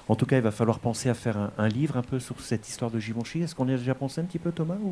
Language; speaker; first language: French; native; French